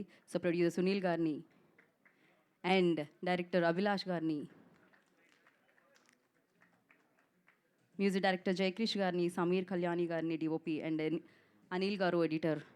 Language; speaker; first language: Telugu; native; Telugu